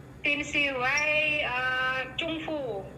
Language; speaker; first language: Cantonese; non-native, learner; Indonesian